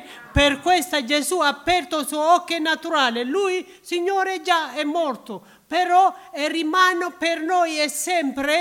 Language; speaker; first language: Italian; non-native, learner; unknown